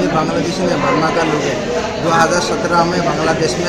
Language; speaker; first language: Hindi; non-native, learner; Rohingya